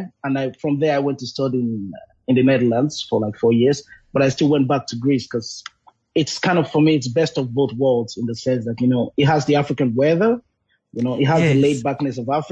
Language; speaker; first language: English; non-native, local second language; Yoruba